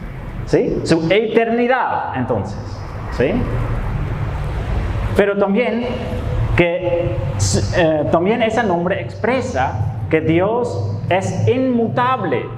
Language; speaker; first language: Spanish; non-native, fluent; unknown